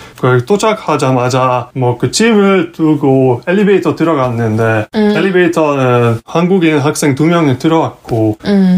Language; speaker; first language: Korean; non-native, fluent; Hungarian